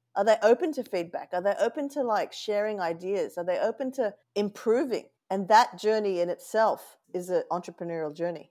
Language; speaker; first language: English; native; English